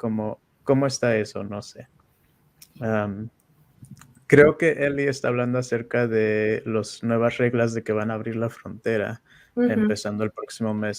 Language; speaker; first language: Spanish; native; Spanish